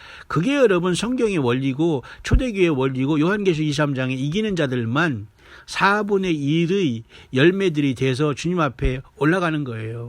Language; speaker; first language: Korean; native; Korean